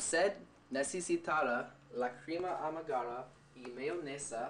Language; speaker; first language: Spanish; non-native, learner; English